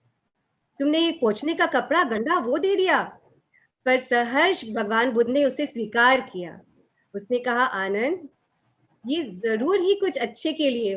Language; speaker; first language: Hindi; native; Hindi